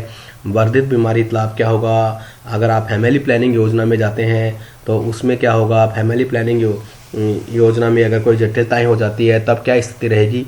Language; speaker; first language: Hindi; native; Hindi